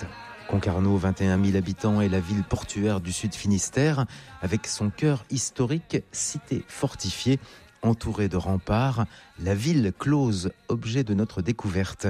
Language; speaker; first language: French; native; French